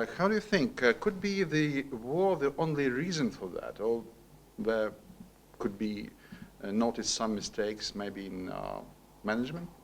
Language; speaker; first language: English; non-native, learner; Ukrainian